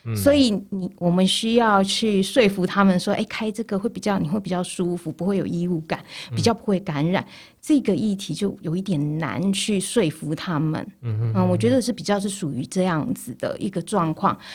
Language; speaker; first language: Chinese; early bilingual, other home language; Portuguese